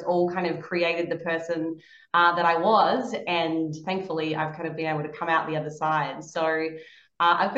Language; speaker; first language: English; native; English